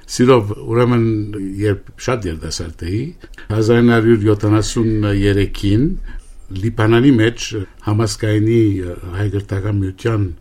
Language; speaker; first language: Armenian; early bilingual, heritage; Armenian